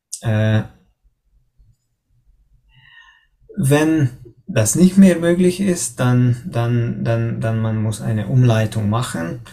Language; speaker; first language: German; non-native, learner; Hungarian